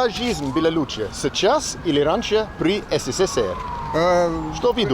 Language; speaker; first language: Russian; non-native, learner; English